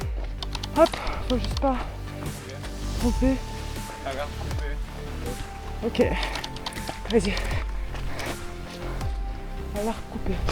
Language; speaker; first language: French; native; French